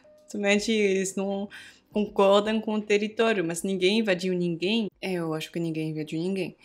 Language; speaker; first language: Portuguese; non-native, fluent; French